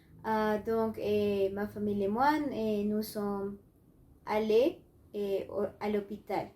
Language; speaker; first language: French; non-native, learner; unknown